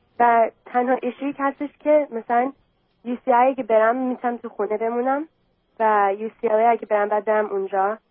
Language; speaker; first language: Persian; early bilingual, heritage; Persian